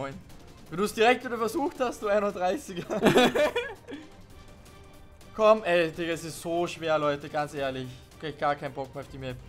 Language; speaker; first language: German; native; German